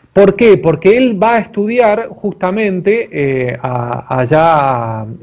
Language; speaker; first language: Spanish; native; Spanish